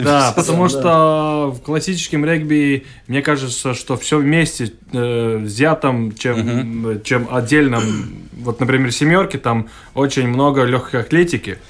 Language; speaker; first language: Russian; non-native, local second language; Latvian